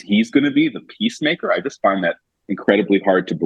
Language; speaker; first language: English; native; English